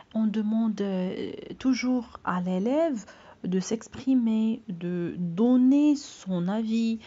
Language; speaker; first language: French; non-native, local second language; Arabic